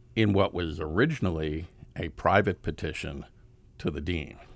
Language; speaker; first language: English; native; English